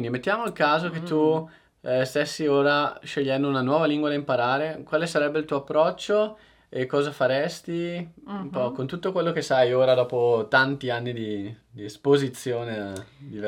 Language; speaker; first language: Italian; native; Italian